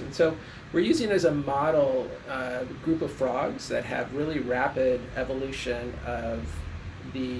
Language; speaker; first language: English; native; English